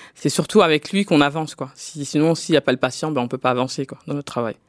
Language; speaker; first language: French; native; French